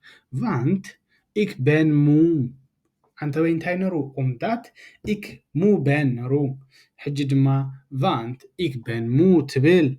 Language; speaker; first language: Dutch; non-native, learner; Tigrinya